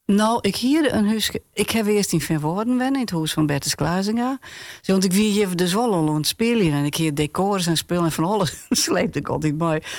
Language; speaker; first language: Dutch; non-native, local second language; Western Frisian